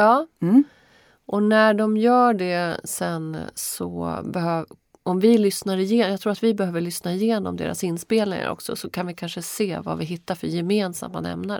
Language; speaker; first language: Swedish; native; Swedish